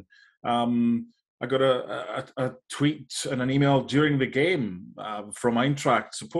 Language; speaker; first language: English; native; English